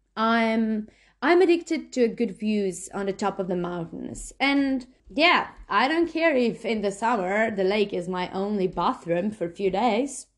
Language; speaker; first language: English; non-native, fluent; Slovenian